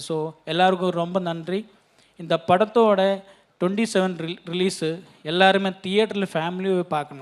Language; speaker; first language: Tamil; non-native, learner; Malayalam